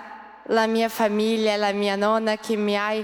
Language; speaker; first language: Italian; early bilingual, heritage; Portuguese